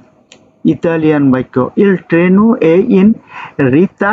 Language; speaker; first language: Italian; non-native, learner; Bangla